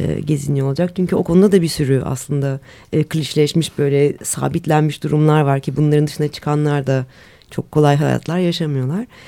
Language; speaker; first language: Turkish; native; Turkish